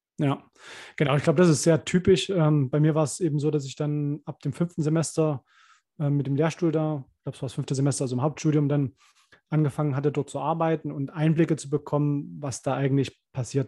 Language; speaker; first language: German; native; German